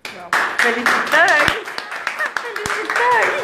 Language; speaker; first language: Romanian; native; Romanian